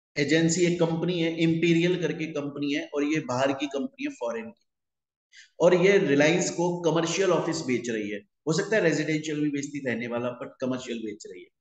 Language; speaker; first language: Hindi; native; Hindi